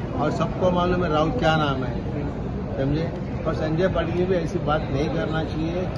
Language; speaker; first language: Hindi; non-native, local second language; Marathi